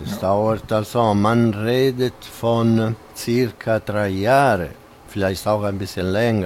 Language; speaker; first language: German; non-native, fluent; Italian